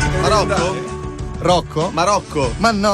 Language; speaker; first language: Italian; native; Italian